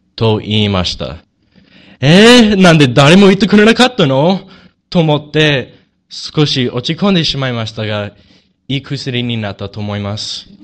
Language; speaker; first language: Japanese; non-native, learner; English